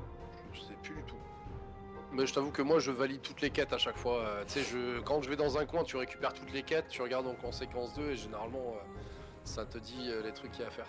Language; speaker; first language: French; native; French